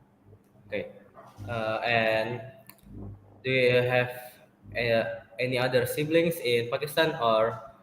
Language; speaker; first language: English; non-native, fluent; Indonesian